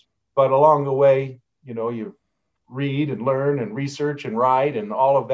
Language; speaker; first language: English; native; English